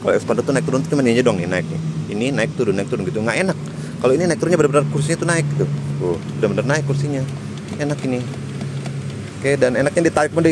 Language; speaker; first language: Indonesian; native; Indonesian